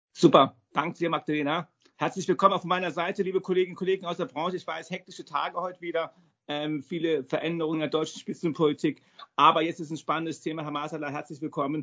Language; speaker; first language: German; native; German